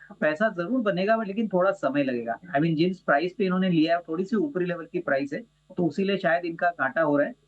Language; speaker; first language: Hindi; native; Hindi